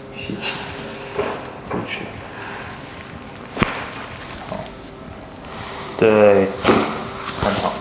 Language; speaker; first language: Chinese; non-native, learner; English